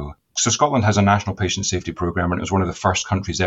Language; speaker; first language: English; native; English